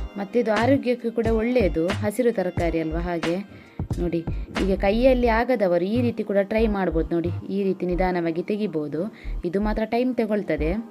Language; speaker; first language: Kannada; non-native, local second language; Tulu